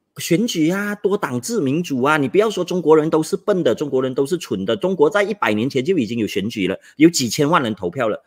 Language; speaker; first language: Chinese; native; Chinese